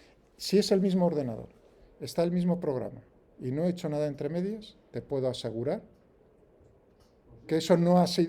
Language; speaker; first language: Spanish; native; Spanish